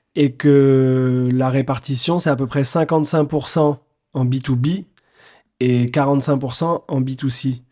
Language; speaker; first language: French; native; French